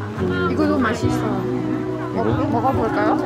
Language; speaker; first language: Korean; non-native, learner; Thai